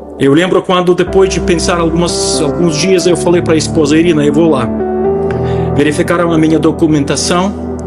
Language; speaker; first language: Portuguese; non-native, fluent; Ukrainian